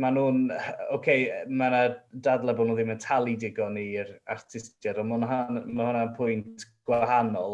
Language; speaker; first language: Welsh; non-native, local second language; English